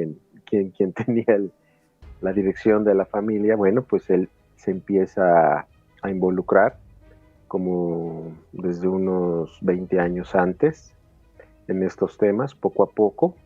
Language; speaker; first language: Spanish; native; Spanish